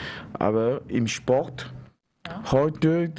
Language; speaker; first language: German; non-native, learner; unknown